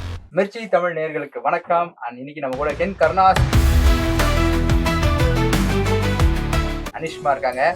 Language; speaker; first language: Tamil; native; Tamil